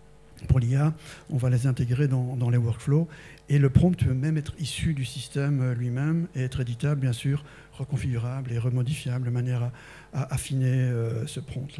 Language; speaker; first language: French; native; French